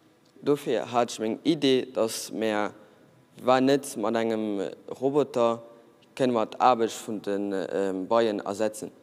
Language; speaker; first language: German; non-native, learner; Portuguese